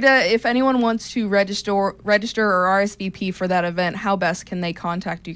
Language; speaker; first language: English; native; English